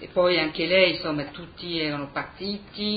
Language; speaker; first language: Italian; early bilingual, heritage; Italian